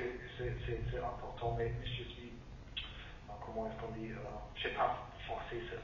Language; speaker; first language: French; non-native, learner; German